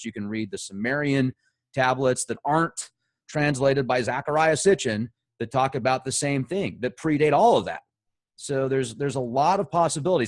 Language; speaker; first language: English; native; English